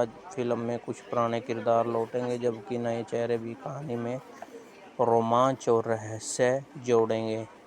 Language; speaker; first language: Hindi; native; Hindi